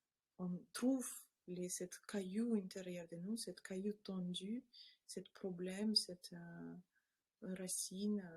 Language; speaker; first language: French; non-native, learner; Russian